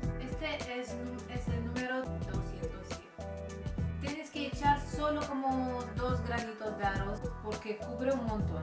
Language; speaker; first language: Spanish; non-native, fluent; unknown